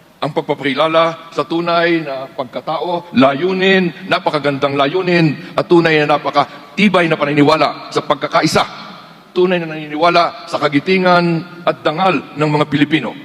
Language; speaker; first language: Filipino; native; Filipino